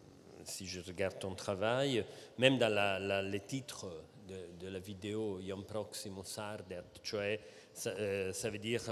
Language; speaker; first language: French; non-native, fluent; Italian